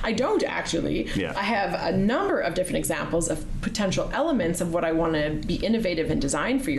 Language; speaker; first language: English; native; English